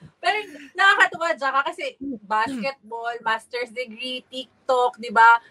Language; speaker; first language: Filipino; native; Filipino